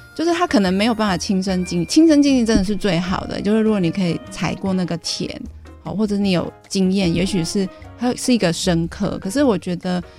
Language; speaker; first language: Chinese; native; Chinese